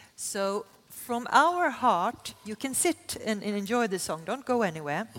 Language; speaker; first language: English; non-native, fluent; Swedish